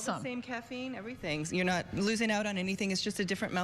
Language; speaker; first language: English; native; English